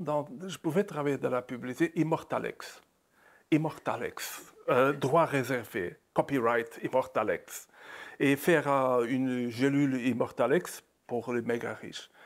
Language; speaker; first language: French; non-native, fluent; Portuguese